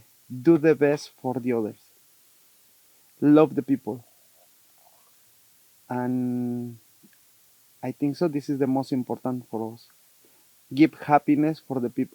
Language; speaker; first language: English; non-native, learner; Spanish